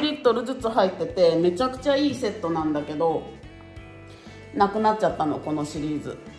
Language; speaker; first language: Japanese; native; Japanese